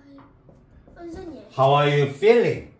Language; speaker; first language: English; non-native, learner; Korean